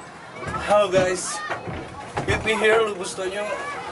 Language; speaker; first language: English; non-native, learner; Indonesian